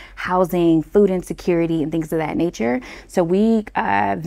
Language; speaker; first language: English; native; English